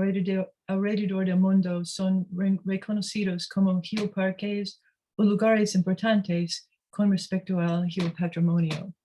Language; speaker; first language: Spanish; non-native, learner; English